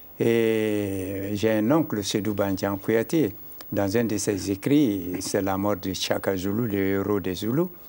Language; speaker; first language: French; non-native, local second language; Mandingo